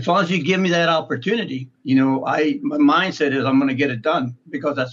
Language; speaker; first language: English; native; English